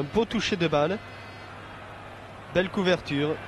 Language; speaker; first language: French; native; French